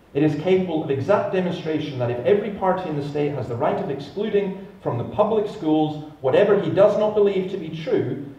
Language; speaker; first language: English; native; English